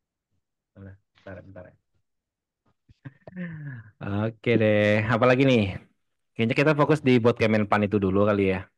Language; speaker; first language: Indonesian; native; Indonesian